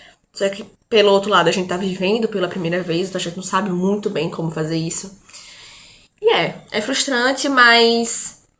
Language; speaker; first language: Portuguese; native; Portuguese